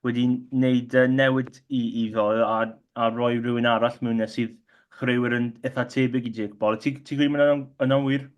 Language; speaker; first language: Welsh; non-native, local second language; English